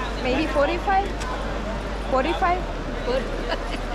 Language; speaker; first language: English; non-native, learner; Russian